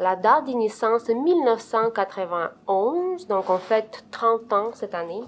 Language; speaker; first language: French; non-native, fluent; Romanian